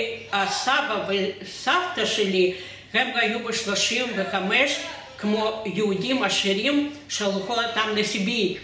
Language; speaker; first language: Hebrew; non-native, fluent; Russian